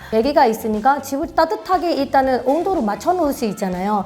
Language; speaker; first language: Korean; non-native, fluent; Burmese